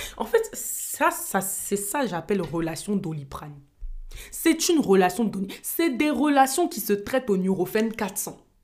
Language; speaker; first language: French; native; French